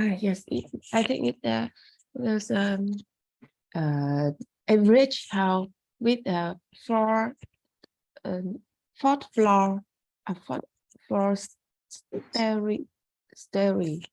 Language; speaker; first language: English; non-native, learner; Vietnamese